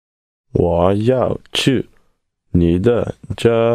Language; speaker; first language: Chinese; non-native, learner; English